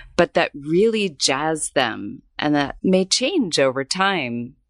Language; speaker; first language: English; native; English